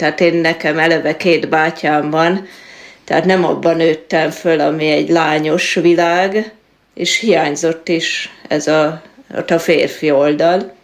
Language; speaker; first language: Hungarian; native; Hungarian